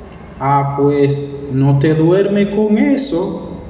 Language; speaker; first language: Spanish; non-native, learner; Haitian Creole